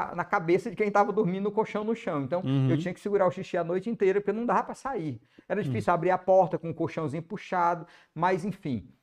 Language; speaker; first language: Portuguese; native; Portuguese